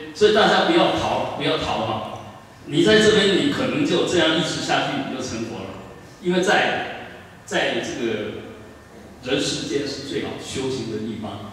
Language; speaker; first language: Chinese; native; Chinese